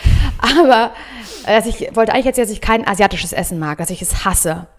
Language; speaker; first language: German; native; German